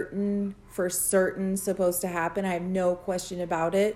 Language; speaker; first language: English; native; English